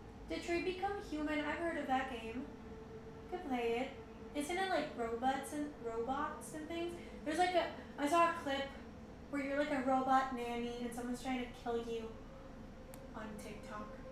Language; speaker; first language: English; non-native, fluent; Spanish